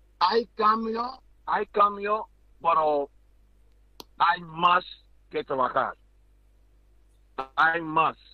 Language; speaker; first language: Spanish; non-native, learner; English